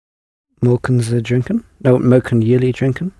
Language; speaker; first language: Dutch; non-native, learner; English